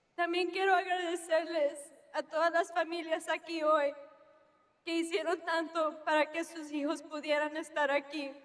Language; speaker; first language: Spanish; early bilingual, heritage; Spanish